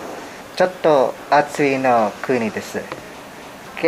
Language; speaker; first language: Japanese; non-native, learner; Hiligaynon